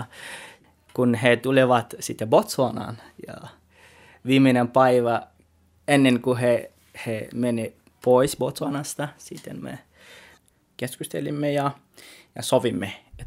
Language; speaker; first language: Finnish; non-native, learner; Tswana